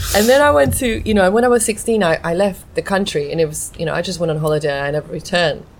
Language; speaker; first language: English; non-native, fluent; Slovak